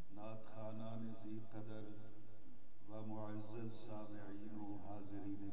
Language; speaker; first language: Urdu; non-native, local second language; Punjabi